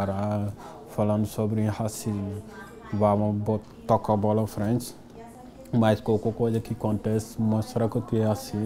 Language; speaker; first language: Portuguese; non-native, fluent; Wolof